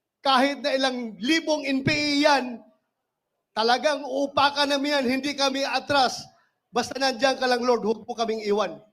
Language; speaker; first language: Filipino; non-native, local second language; Cebuano